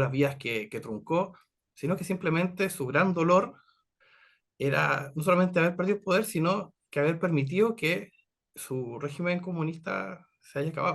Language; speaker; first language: Spanish; native; Spanish